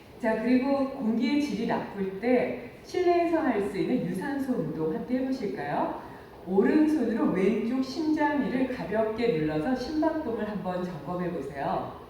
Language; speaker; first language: Korean; native; Korean